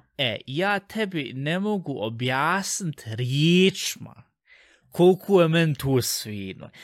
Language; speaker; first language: Bosnian; early bilingual, heritage; Bosnian